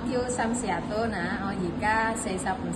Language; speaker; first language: Cantonese; non-native, learner; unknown